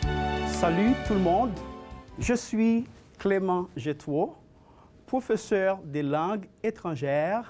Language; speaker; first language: French; non-native, fluent; Spanish